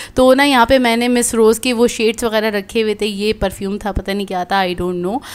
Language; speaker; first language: Hindi; native; Hindi